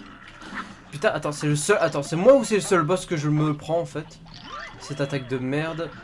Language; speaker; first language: French; native; French